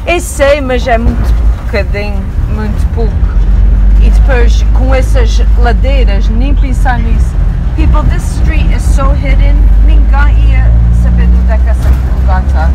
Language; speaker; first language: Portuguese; early bilingual, heritage; Portuguese